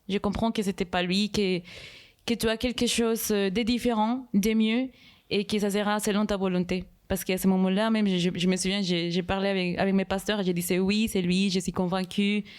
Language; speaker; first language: French; non-native, fluent; Spanish